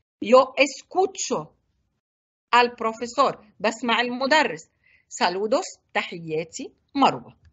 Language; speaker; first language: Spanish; non-native, fluent; Arabic